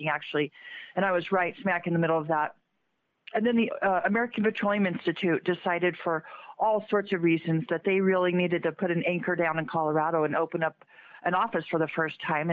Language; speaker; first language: English; native; English